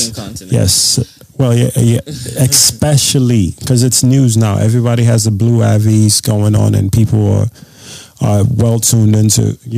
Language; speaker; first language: English; non-native, local second language; Yoruba